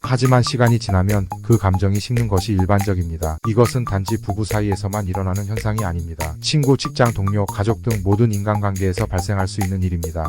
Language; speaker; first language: Korean; native; Korean